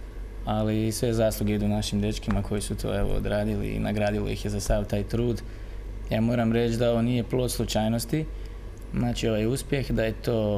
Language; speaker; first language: Croatian; native; Croatian